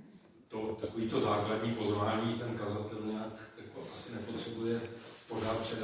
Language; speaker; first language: Czech; native; Czech